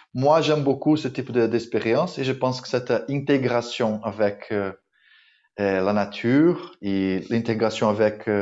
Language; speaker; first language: French; non-native, fluent; Portuguese